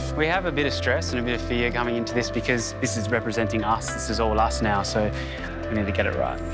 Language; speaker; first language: English; native; English